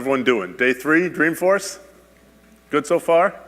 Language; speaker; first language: English; native; English